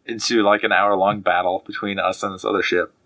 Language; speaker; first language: English; native; English